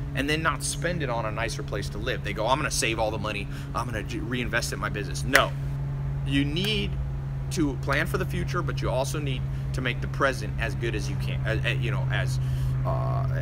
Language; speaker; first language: English; native; English